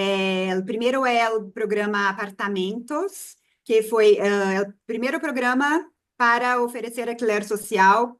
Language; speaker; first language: Spanish; non-native, fluent; Portuguese